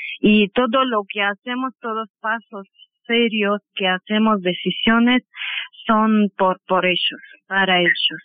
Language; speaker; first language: Spanish; non-native, fluent; Armenian